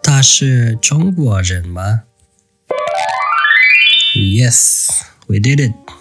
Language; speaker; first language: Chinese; non-native, learner; English